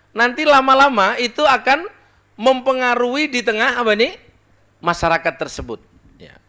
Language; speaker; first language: Indonesian; native; Indonesian